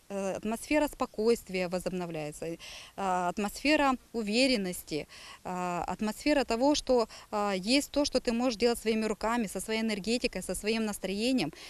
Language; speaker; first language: Russian; native; Russian